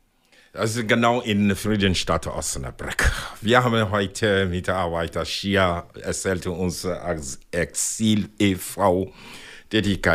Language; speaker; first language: German; non-native, fluent; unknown